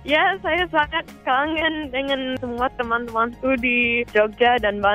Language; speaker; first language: Indonesian; non-native, fluent; English